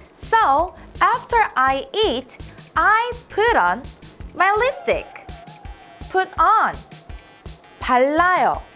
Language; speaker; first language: English; non-native, fluent; Korean